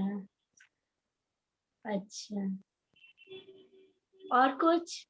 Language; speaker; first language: Hindi; native; Hindi